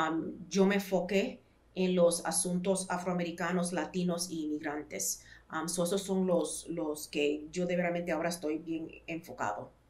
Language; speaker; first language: Spanish; early bilingual, heritage; Spanish